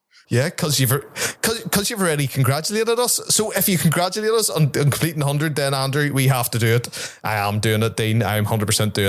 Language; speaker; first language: English; native; English